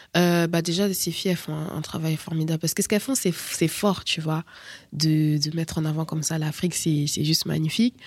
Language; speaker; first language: French; early bilingual, other home language; Bambara